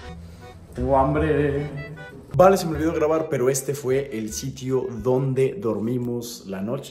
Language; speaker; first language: Spanish; native; Spanish